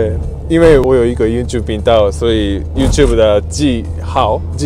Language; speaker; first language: Chinese; non-native, learner; Japanese